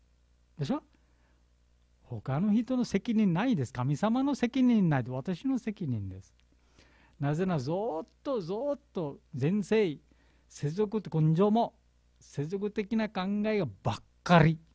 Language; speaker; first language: Japanese; non-native, learner; Bangla